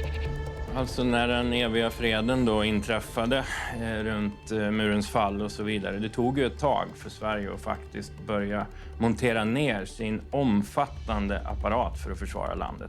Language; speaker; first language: Swedish; native; Swedish